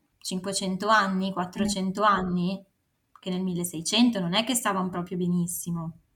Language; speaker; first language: Italian; native; Italian